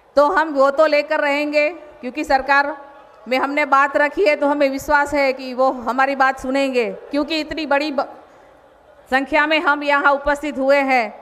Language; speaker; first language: Hindi; non-native, local second language; Gujarati